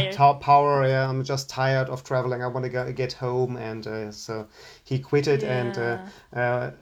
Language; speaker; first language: English; non-native, fluent; German